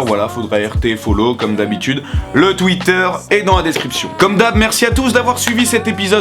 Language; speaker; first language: French; native; French